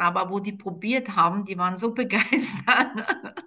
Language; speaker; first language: German; non-native, fluent; Croatian